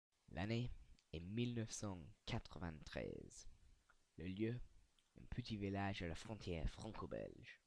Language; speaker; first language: French; non-native, learner; English